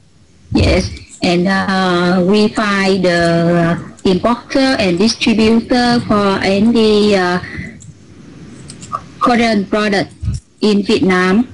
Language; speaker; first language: English; non-native, learner; Vietnamese